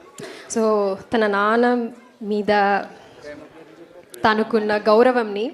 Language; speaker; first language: Telugu; non-native, learner; English